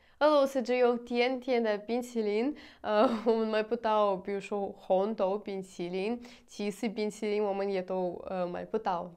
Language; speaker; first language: Chinese; non-native, fluent; Russian